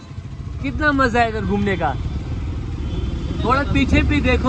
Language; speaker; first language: Hindi; non-native, local second language; Kashmiri